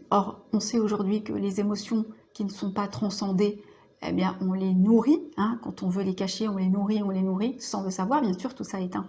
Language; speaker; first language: French; native; French